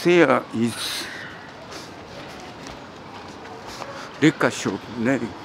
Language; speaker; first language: English; non-native, learner; Japanese